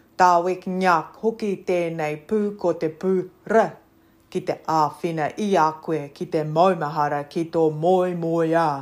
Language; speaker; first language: Māori; non-native, local second language; English